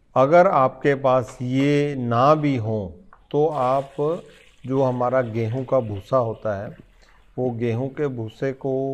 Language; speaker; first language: Hindi; non-native, local second language; Punjabi